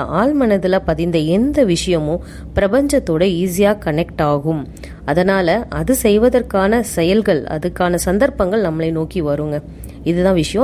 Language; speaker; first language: Tamil; native; Tamil